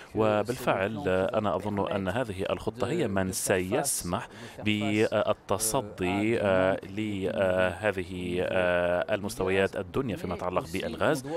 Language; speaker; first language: Arabic; non-native, fluent; French